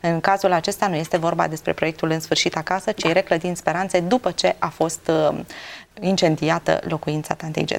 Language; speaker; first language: Romanian; native; Romanian